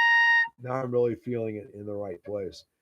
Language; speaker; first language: English; native; English